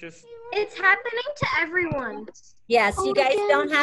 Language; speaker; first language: English; native; English